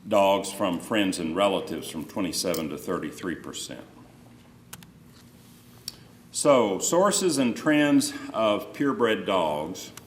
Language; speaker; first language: English; native; English